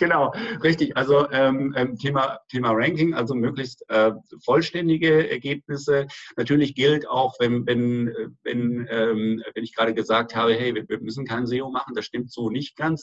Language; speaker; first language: German; native; German